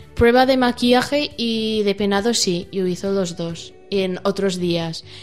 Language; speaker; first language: Spanish; non-native, learner; English